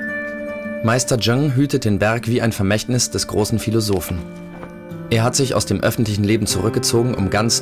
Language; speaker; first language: German; native; German